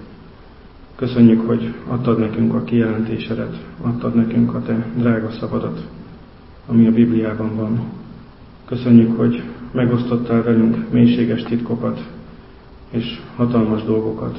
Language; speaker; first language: Hungarian; native; Hungarian